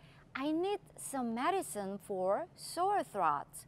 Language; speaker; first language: English; non-native, fluent; Korean